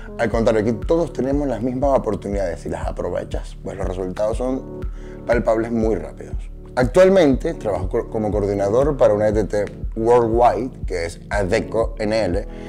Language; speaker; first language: Spanish; native; Spanish